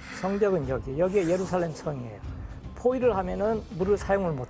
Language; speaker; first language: Korean; native; Korean